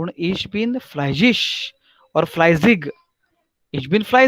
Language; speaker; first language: German; non-native, fluent; Hindi